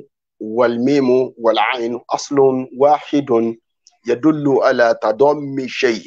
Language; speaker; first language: Arabic; non-native, fluent; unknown